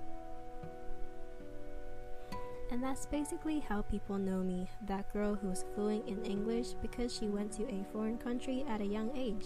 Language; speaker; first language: English; non-native, fluent; Chinese